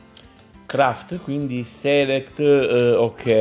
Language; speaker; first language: Italian; native; Italian